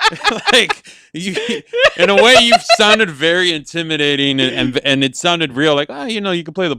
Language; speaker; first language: English; native; English